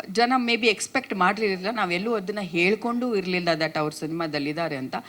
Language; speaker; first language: Kannada; non-native, local second language; Tulu